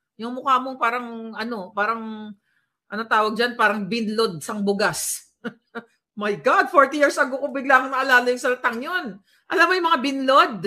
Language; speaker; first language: Filipino; non-native, local second language; Hiligaynon